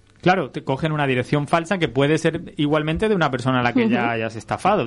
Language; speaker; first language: Spanish; native; Spanish